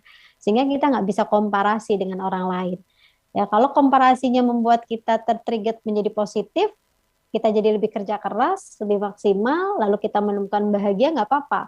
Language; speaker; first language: Indonesian; native; Indonesian